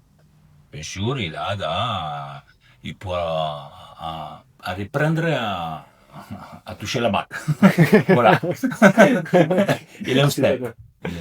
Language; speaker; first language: French; non-native, learner; Italian